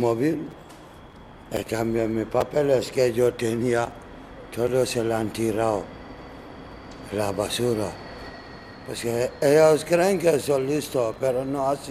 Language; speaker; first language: Spanish; non-native, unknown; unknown